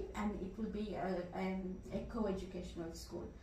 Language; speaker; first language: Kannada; early bilingual, heritage; Kannada